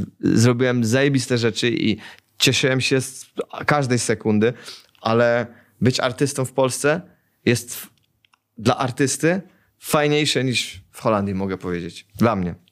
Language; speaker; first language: Polish; early bilingual, heritage; Polish